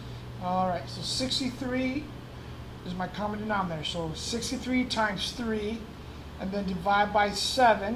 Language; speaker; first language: English; native; English